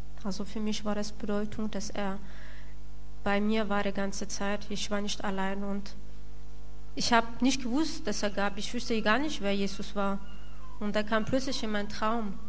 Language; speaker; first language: German; non-native, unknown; French